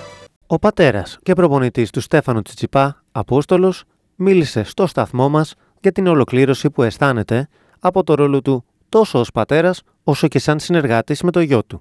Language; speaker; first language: Greek; native; Greek